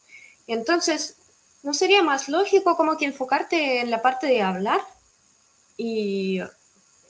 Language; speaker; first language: Spanish; non-native, fluent; Russian